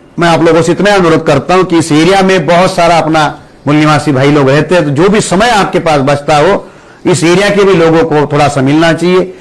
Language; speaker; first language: Hindi; non-native, local second language; Marathi